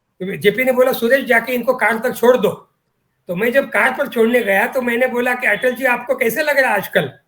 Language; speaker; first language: Hindi; non-native, local second language; Marathi